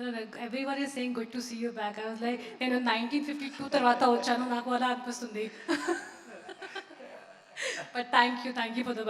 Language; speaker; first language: Telugu; non-native, local second language; Hindi